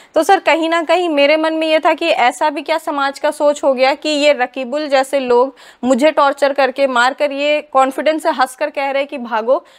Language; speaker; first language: Hindi; native; Hindi